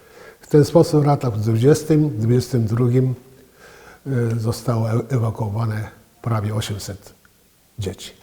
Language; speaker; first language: Polish; non-native, fluent; Japanese